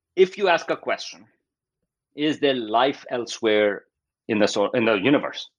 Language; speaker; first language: English; non-native, local second language; Urdu